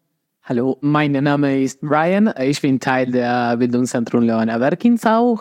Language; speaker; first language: German; non-native, fluent; Spanish